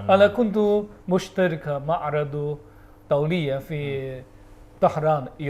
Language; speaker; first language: Arabic; non-native, learner; Chinese